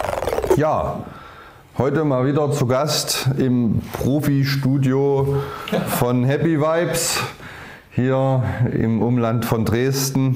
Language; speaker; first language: German; native; German